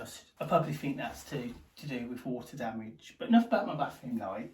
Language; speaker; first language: English; native; English